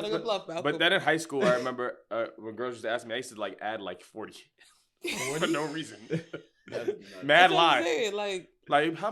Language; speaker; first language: English; native; English